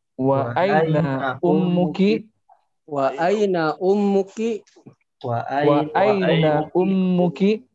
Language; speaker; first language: Arabic; non-native, learner; Indonesian